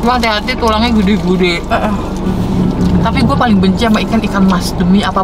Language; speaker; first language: Indonesian; native; Indonesian